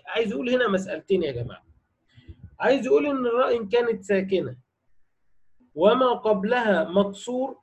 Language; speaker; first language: Arabic; native; Arabic